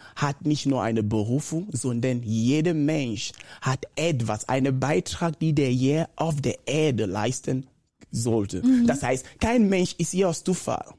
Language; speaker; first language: German; non-native, fluent; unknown